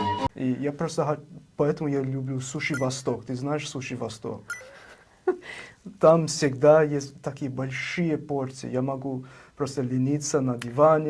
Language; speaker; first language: Russian; non-native, fluent; English